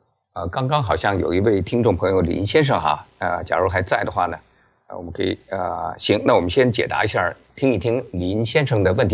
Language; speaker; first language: Chinese; native; Chinese